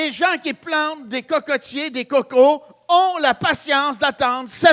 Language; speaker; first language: French; native; French